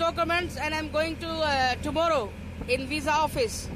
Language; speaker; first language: English; non-native, learner; Hindi